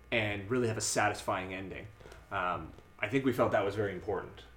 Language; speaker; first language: English; native; English